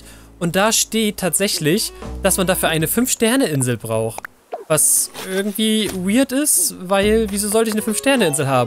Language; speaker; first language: German; native; German